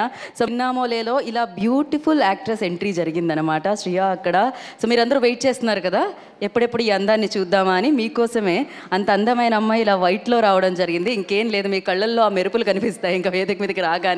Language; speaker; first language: Telugu; native; Telugu